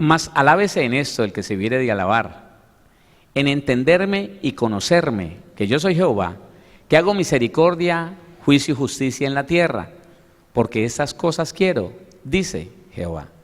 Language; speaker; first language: Spanish; native; Spanish